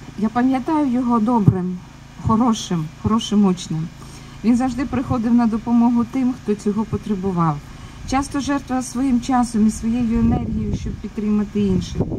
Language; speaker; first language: Ukrainian; native; Ukrainian